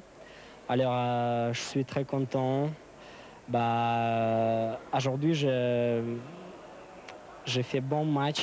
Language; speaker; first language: French; non-native, learner; Russian